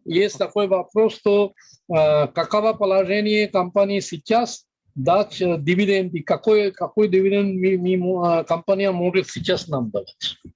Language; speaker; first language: Russian; non-native, fluent; Hindi